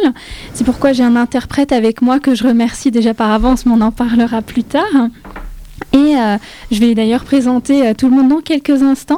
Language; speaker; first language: French; native; French